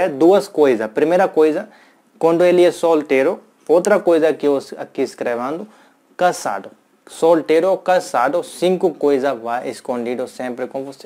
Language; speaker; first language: Portuguese; non-native, learner; Hindi